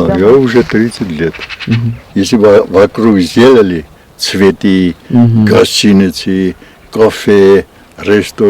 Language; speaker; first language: Russian; non-native, local second language; Armenian